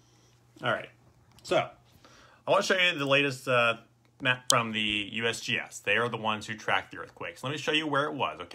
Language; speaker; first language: English; native; English